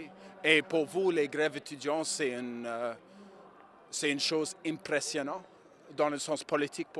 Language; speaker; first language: French; non-native, learner; English